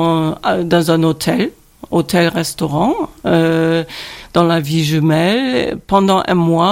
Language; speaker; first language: French; non-native, fluent; German